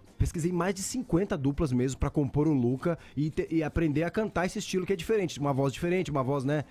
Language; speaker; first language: Portuguese; native; Portuguese